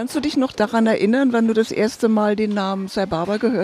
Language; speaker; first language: German; native; German